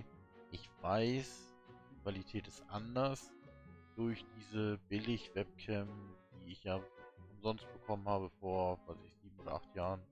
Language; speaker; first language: German; native; German